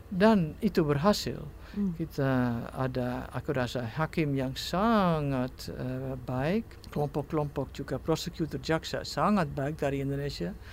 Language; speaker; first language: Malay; non-native, fluent; Dutch